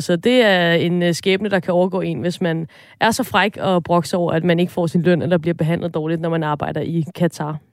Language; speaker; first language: Danish; native; Danish